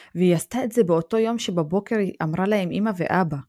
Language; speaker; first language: Hebrew; non-native, local second language; Arabic